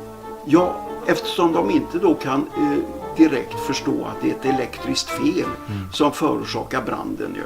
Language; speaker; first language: Swedish; native; Swedish